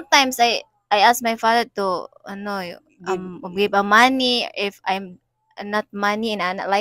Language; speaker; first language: English; non-native, learner; Cebuano